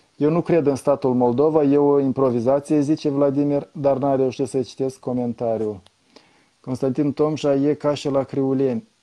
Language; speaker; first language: Romanian; native; Romanian